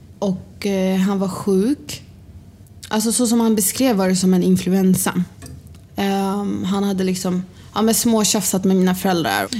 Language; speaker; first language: Swedish; early bilingual, other home language; Arabic